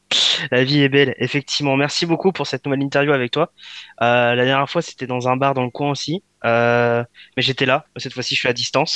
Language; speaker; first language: French; native; French